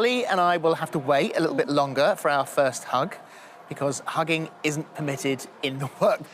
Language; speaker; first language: English; native; English